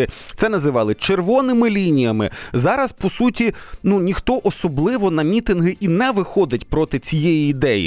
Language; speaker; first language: Ukrainian; native; Ukrainian